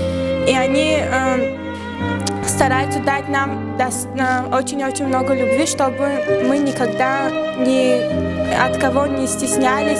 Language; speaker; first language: Russian; non-native, local second language; Tajik